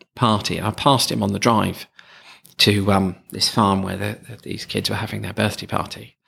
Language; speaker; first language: English; native; English